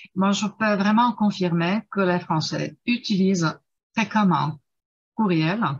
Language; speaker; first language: French; non-native, fluent; Czech